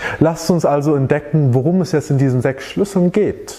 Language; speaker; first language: German; native; German